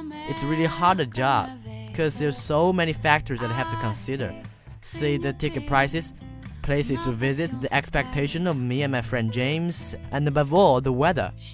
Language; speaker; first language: English; non-native, fluent; Chinese